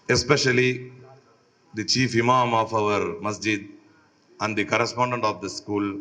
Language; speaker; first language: English; non-native, local second language; Tamil